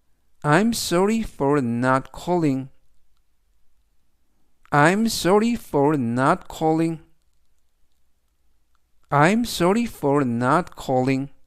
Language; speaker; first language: English; non-native, fluent; Korean